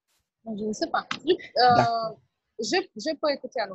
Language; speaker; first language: French; non-native, learner; Portuguese